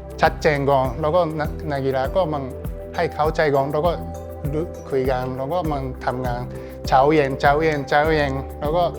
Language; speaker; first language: Thai; non-native, learner; Japanese